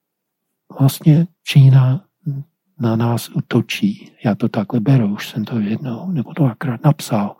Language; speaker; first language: Czech; non-native, fluent; English